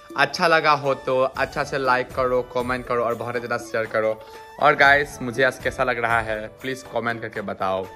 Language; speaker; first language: Hindi; non-native, local second language; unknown